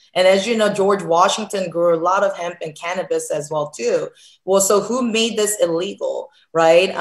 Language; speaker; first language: English; early bilingual, other home language; Korean